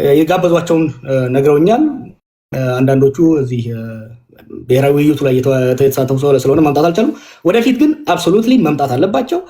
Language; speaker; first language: Amharic; non-native, local second language; Oromo